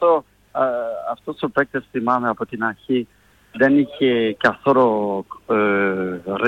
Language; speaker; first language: Greek; non-native, fluent; French